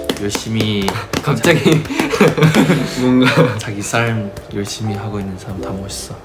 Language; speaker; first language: Korean; non-native, fluent; Chinese